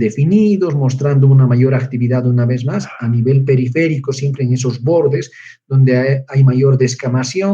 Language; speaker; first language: Spanish; native; Spanish